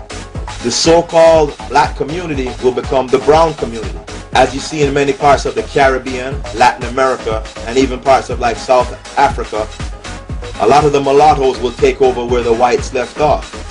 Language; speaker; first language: English; native; English